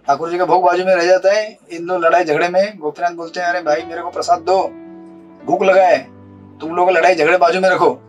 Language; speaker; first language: Hindi; non-native, local second language; Marathi